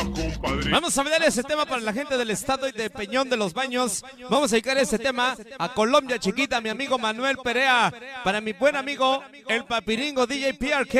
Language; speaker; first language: Spanish; native; Spanish